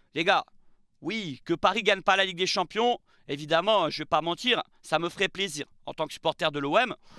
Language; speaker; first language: French; native; French